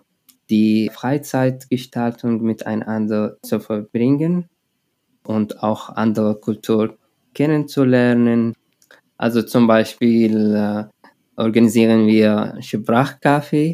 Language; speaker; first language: German; non-native, learner; Arabic